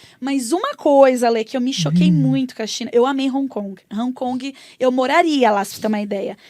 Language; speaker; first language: Portuguese; native; Portuguese